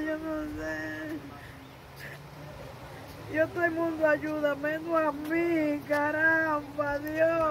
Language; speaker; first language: Spanish; early bilingual, other home language; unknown